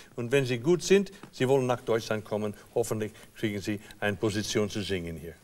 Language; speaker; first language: German; non-native, fluent; English